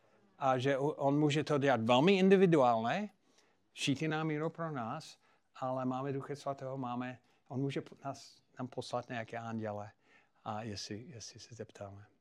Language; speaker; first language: Czech; non-native, fluent; English